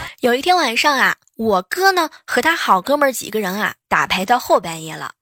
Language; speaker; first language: Chinese; native; Chinese